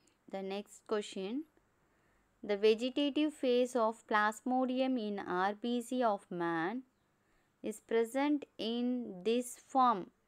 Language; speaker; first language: English; non-native, local second language; Tamil